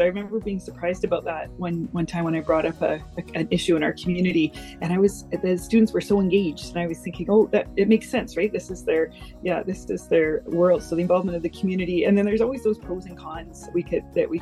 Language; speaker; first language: English; native; English